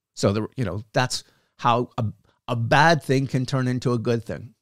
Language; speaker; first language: English; native; English